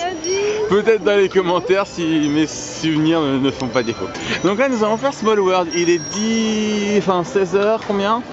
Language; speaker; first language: French; native; French